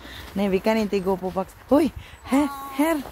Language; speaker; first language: Swedish; non-native, learner; Filipino